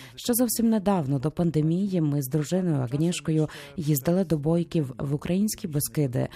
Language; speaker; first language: Ukrainian; native; Ukrainian